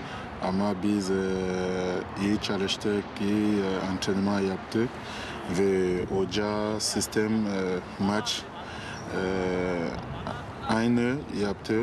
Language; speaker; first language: Turkish; non-native, learner; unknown